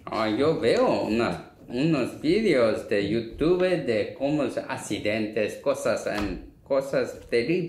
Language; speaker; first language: Spanish; non-native, learner; Korean